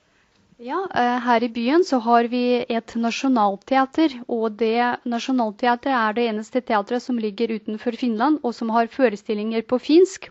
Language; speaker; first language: Norwegian; non-native, fluent; Russian